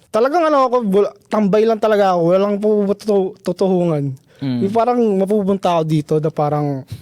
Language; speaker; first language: Filipino; native; Filipino